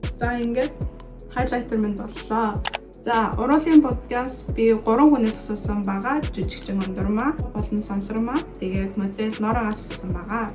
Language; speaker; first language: Mongolian; early bilingual, heritage; Mongolian